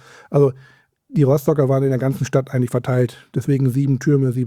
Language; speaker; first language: German; native; German